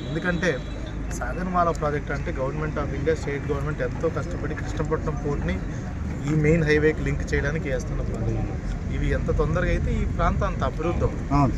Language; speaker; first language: Telugu; native; Telugu